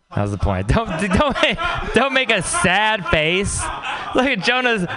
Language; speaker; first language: English; native; English